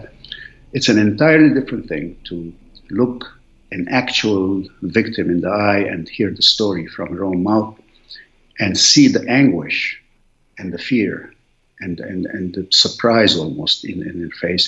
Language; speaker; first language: English; non-native, fluent; Arabic